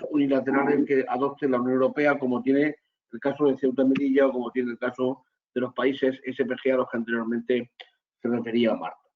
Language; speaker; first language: Spanish; native; Spanish